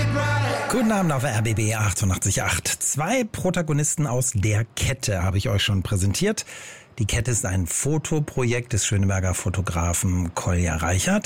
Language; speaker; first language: German; native; German